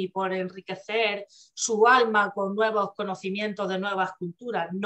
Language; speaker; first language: Spanish; native; Spanish